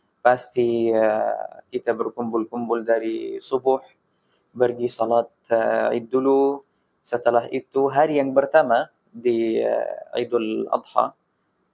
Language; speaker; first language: Indonesian; non-native, fluent; Arabic